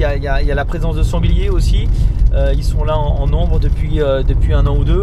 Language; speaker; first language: French; native; French